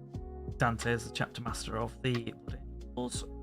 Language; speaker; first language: English; native; English